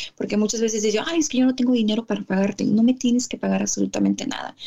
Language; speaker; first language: Spanish; native; Spanish